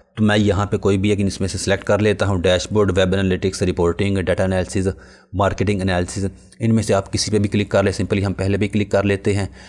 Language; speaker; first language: Urdu; non-native, local second language; Punjabi